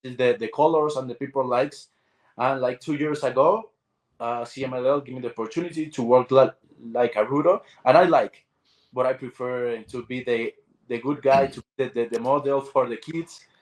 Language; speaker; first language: English; non-native, learner; Spanish